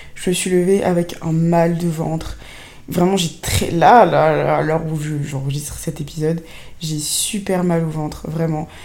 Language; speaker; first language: French; native; French